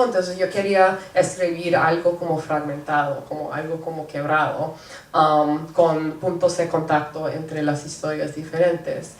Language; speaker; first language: Spanish; non-native, local second language; English